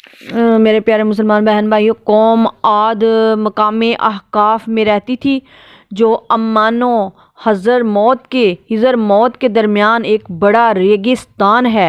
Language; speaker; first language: Urdu; native; Urdu